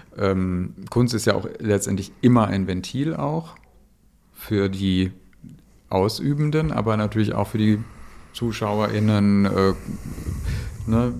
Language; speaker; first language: German; native; German